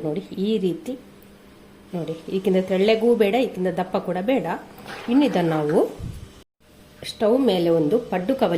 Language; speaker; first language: Kannada; native; Kannada